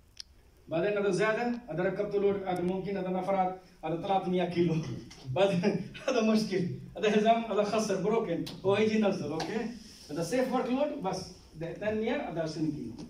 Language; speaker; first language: Arabic; non-native, learner; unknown